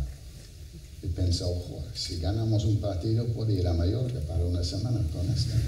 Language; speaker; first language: Spanish; non-native, fluent; English